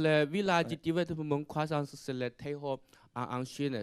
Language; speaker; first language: French; non-native, learner; Chinese